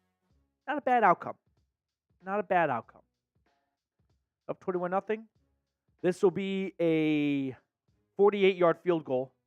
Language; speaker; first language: English; native; English